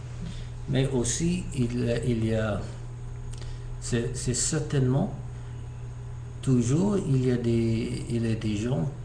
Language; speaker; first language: French; non-native, learner; English